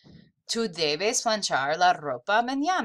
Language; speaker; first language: Spanish; non-native, fluent; English